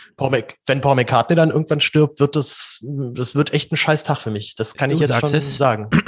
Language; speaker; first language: German; native; German